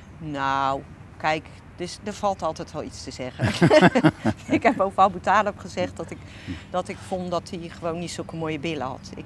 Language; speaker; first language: Dutch; native; Dutch